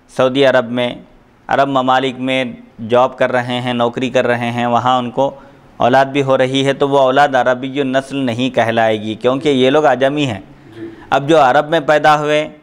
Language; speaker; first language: Urdu; native; Urdu